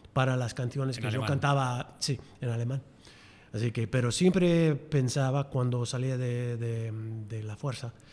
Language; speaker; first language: Spanish; non-native, fluent; English